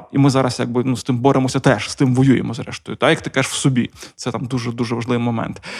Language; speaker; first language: Ukrainian; non-native, local second language; Russian